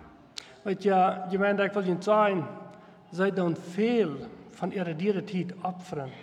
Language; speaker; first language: German; non-native, local second language; Plautdietsch